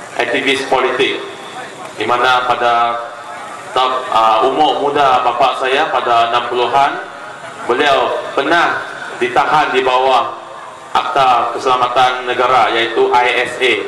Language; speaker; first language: Malay; non-native, local second language; Chinese